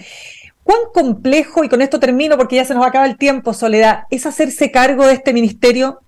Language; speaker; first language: Spanish; native; Spanish